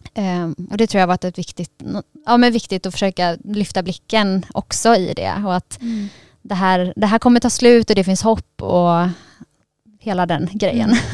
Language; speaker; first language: Swedish; native; Swedish